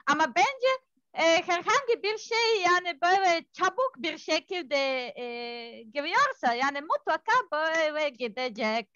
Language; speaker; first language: Turkish; non-native, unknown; Serbian